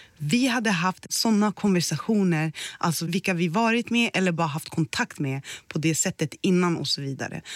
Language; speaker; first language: Swedish; early bilingual, other home language; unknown